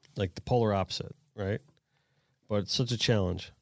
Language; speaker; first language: English; native; English